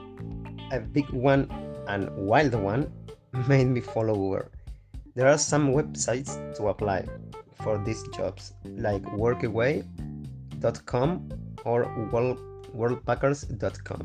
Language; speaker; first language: English; non-native, fluent; Spanish